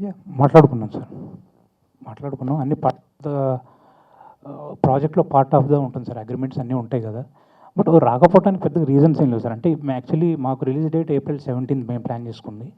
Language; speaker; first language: Telugu; native; Telugu